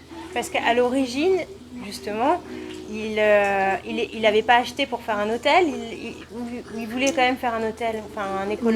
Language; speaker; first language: French; native; French